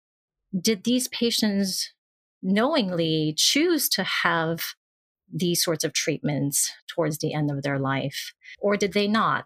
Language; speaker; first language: English; non-native, local second language; Cantonese